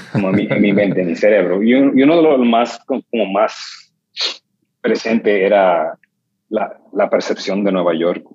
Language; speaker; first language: Spanish; native; Spanish